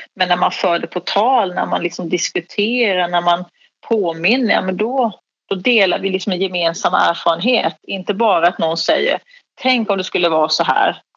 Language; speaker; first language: Swedish; native; Swedish